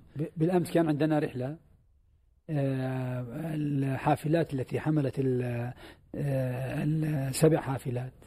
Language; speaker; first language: Arabic; native; Arabic